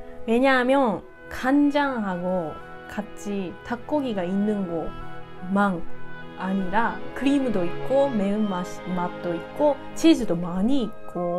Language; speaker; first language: Korean; non-native, learner; Japanese